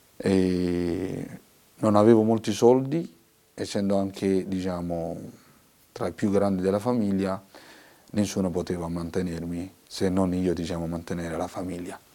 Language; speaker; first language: Italian; non-native, fluent; Somali